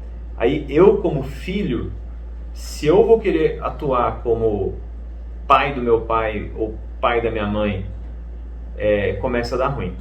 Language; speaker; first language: Portuguese; native; Portuguese